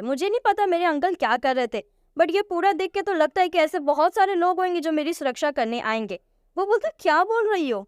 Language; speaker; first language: Hindi; native; Hindi